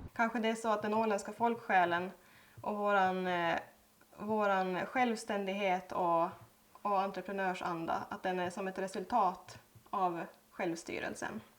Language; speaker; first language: Swedish; native; Swedish